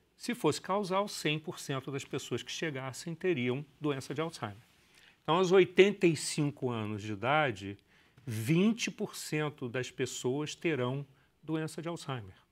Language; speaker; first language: Portuguese; native; Portuguese